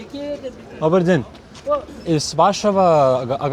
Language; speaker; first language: Russian; non-native, fluent; Lithuanian